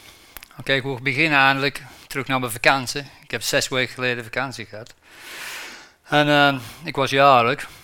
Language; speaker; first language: Dutch; non-native, fluent; English